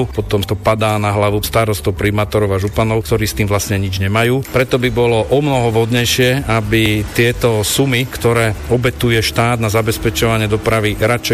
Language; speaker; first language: Slovak; native; Slovak